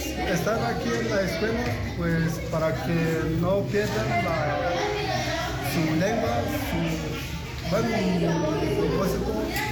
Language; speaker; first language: Spanish; non-native, local second language; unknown